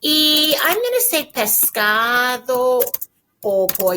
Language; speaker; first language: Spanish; non-native, fluent; English